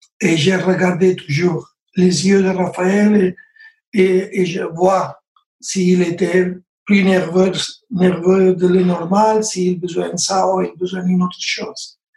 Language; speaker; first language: French; non-native, learner; Spanish